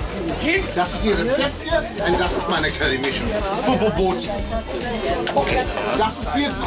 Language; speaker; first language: German; non-native, learner; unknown